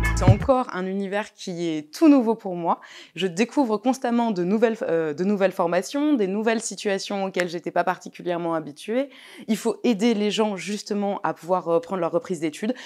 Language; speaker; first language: French; native; French